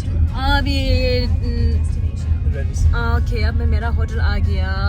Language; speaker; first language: Hindi; non-native, local second language; Tibetan